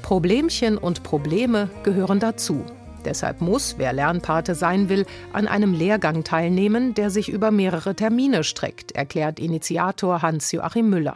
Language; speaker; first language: German; native; German